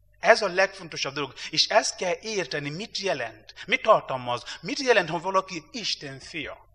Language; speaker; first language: Hungarian; non-native, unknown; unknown